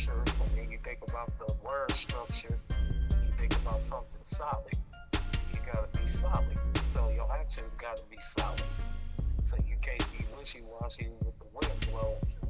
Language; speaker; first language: English; native; English